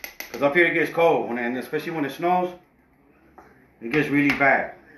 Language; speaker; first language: English; early bilingual, other home language; Spanish